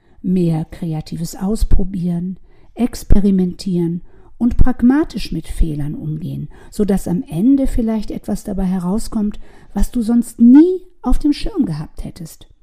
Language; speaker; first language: German; native; German